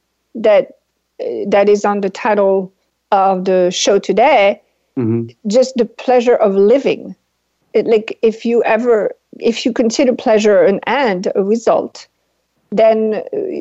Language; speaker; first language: English; non-native, fluent; French